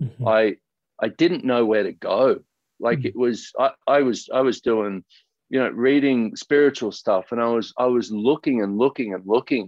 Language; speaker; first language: English; native; English